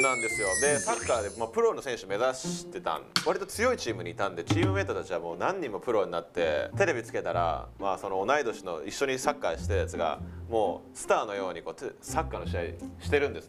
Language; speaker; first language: Japanese; native; Japanese